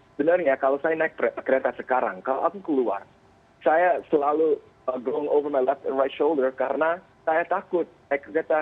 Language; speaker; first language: Indonesian; early bilingual, heritage; Indonesian